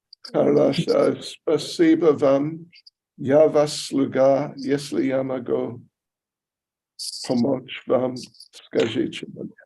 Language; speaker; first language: Russian; non-native, learner; English